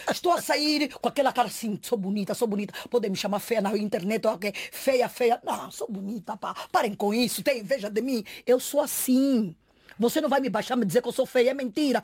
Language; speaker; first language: Portuguese; native; Portuguese